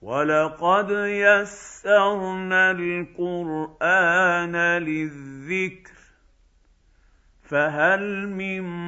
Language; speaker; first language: Arabic; native; Arabic